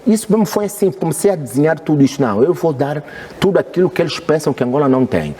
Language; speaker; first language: Portuguese; native; Portuguese